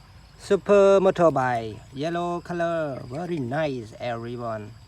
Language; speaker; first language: English; non-native, local second language; Indonesian